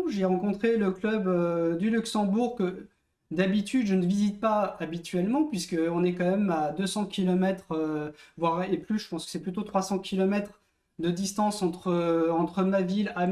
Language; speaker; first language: French; native; French